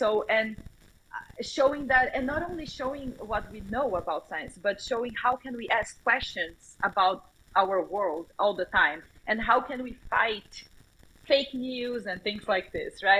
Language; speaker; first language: English; non-native, fluent; Portuguese